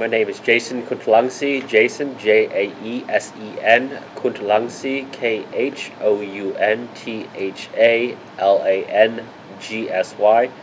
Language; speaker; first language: English; early bilingual, other home language; Lao